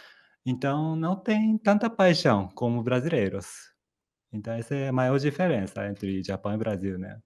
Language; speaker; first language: Portuguese; non-native, fluent; Japanese